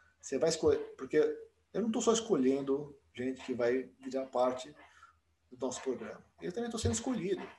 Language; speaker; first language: Portuguese; native; Portuguese